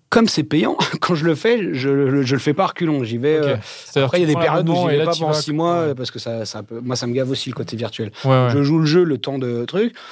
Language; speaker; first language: French; native; French